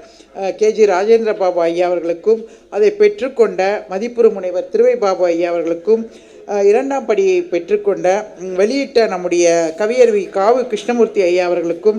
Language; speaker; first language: Tamil; native; Tamil